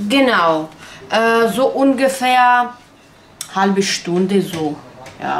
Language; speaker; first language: German; non-native, learner; Turkish